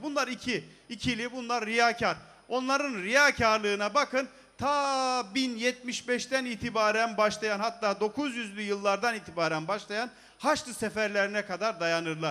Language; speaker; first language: Turkish; native; Turkish